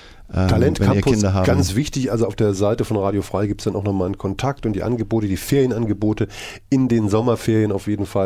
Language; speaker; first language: German; native; German